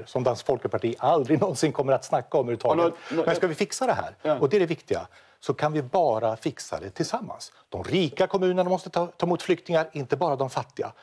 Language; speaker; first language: Swedish; native; Swedish